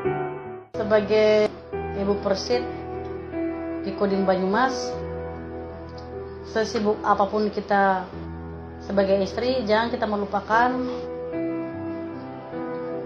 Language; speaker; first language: Indonesian; non-native, local second language; Nias